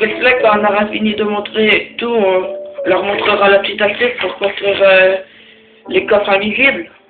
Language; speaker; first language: French; native; French